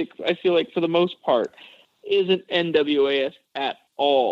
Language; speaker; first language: English; native; English